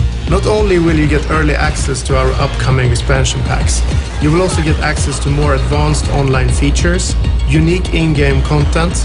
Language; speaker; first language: English; non-native, fluent; Swedish